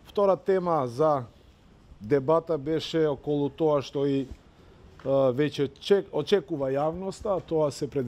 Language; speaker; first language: Macedonian; non-native, local second language; Albanian